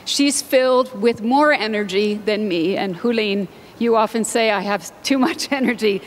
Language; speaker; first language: English; native; English